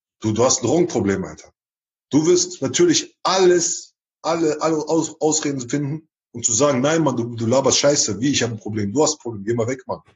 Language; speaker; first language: German; early bilingual, other home language; Chechen